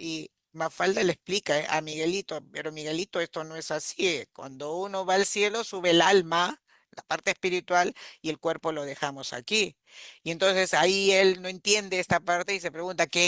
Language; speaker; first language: Spanish; native; Spanish